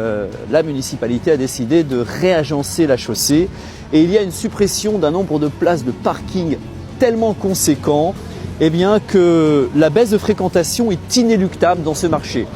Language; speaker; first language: French; native; French